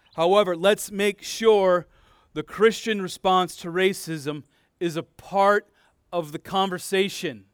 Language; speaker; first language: English; native; English